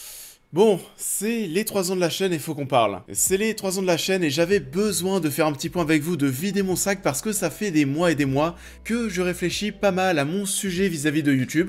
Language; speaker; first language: French; native; French